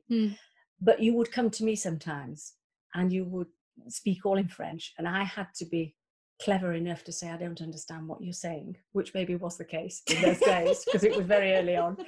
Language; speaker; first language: English; native; English